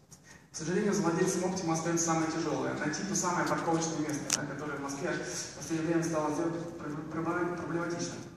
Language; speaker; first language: Russian; native; Russian